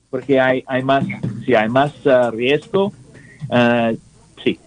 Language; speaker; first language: Spanish; non-native, learner; English